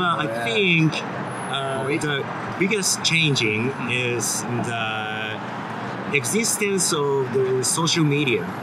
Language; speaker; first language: English; non-native, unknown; Japanese